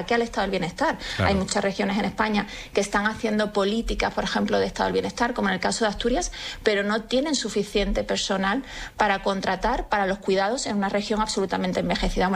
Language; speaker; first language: Spanish; native; Spanish